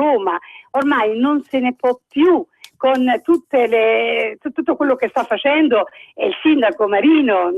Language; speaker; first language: Italian; non-native, fluent; Arabic